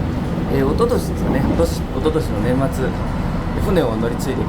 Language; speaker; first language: Japanese; native; Japanese